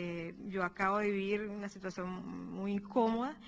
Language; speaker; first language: Spanish; native; Spanish